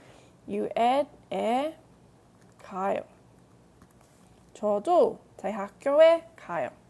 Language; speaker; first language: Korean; non-native, fluent; English